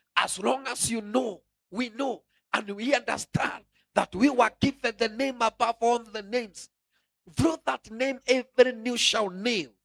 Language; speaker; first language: English; non-native, local second language; Kikuyu